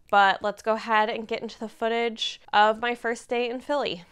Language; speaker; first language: English; native; English